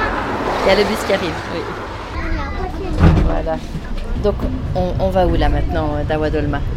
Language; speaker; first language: French; native; French